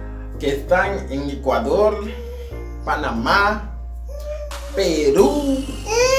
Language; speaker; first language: Spanish; non-native, learner; Haitian Creole